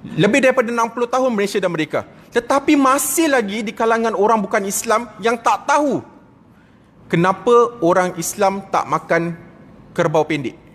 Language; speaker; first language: Malay; native; Malay